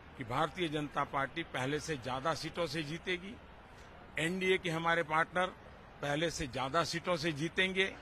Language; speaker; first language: Hindi; non-native, local second language; Gujarati